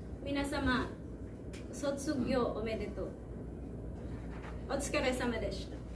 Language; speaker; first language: Japanese; non-native, learner; Filipino